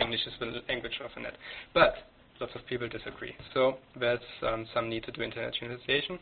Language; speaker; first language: English; non-native, fluent; German